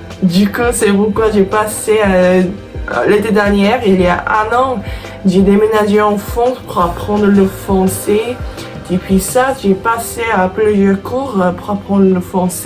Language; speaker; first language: French; non-native, fluent; Korean